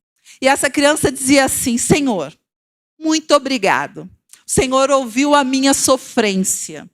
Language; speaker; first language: Portuguese; native; Portuguese